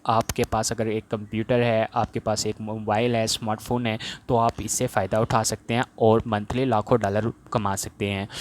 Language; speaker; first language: Urdu; non-native, local second language; Punjabi